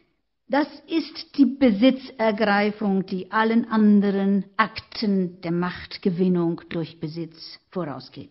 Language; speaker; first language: German; native; German